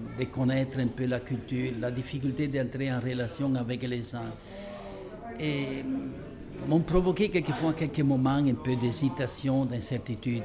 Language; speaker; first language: French; non-native, fluent; Italian